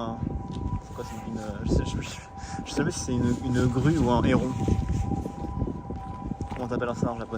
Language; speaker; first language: French; native; French